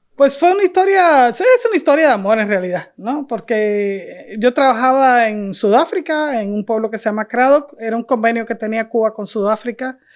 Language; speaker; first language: Spanish; native; Spanish